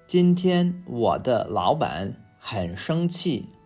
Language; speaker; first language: Chinese; non-native, fluent; English